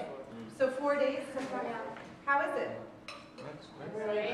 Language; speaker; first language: English; native; English